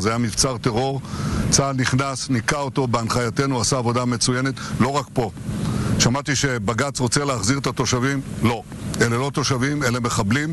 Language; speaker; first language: Hebrew; native; Hebrew